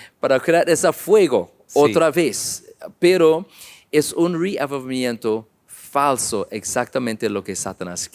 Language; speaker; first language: Spanish; non-native, learner; English